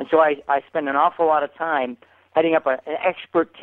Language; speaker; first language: English; native; English